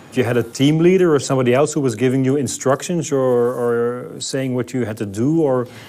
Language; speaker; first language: English; non-native, fluent; Dutch